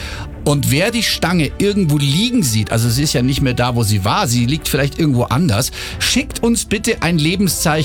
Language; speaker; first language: German; native; German